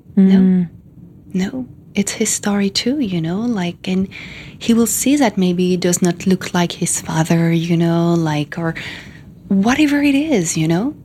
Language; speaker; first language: English; non-native, fluent; French